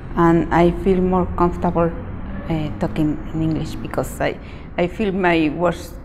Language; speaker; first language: English; non-native, learner; Spanish